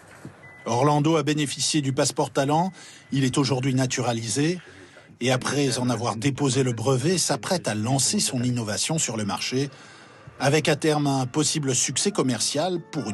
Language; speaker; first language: French; native; French